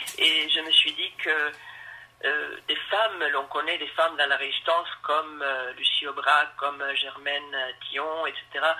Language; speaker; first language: French; non-native, fluent; Spanish